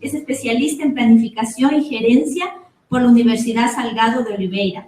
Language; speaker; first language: Spanish; native; Spanish